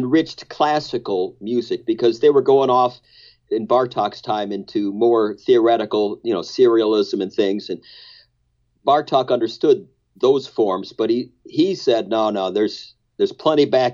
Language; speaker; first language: English; native; English